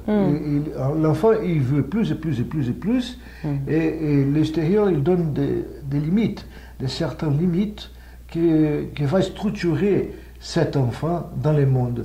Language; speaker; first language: French; non-native, fluent; Portuguese